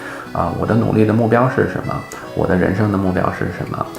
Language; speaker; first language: Chinese; native; Chinese